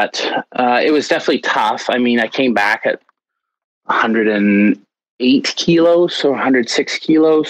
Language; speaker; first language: English; native; English